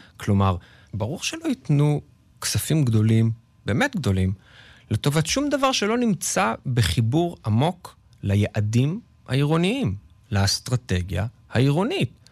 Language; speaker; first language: Hebrew; native; Hebrew